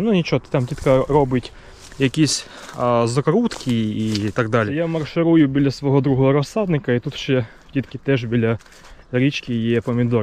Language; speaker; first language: Ukrainian; native; Ukrainian